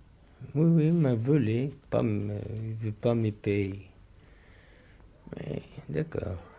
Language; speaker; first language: French; non-native, local second language; Arabic